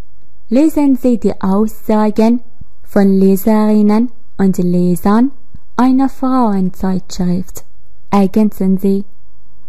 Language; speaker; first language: German; non-native, fluent; Persian